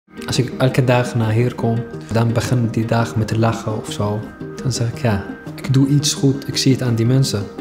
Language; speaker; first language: Dutch; non-native, fluent; Arabic